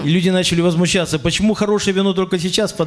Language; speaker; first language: Russian; native; Russian